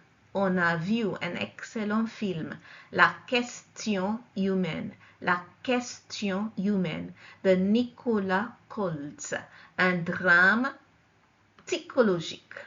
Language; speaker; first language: French; non-native, fluent; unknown